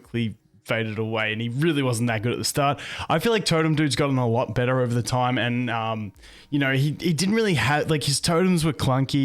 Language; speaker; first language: English; native; English